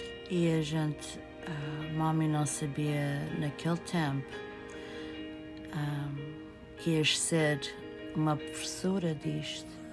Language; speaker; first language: Portuguese; early bilingual, heritage; Portuguese